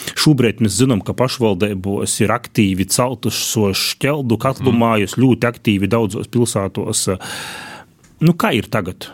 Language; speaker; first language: Latvian; native; Latvian